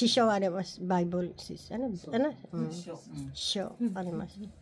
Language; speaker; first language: Japanese; non-native, learner; Filipino